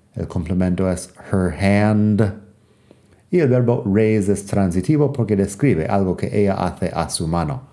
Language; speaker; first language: Spanish; non-native, fluent; English